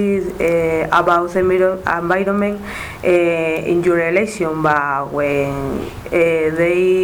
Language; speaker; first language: English; non-native, learner; Spanish